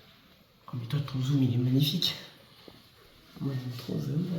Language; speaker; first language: French; native; French